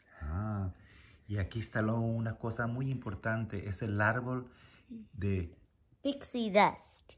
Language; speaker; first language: Spanish; early bilingual, heritage; Spanish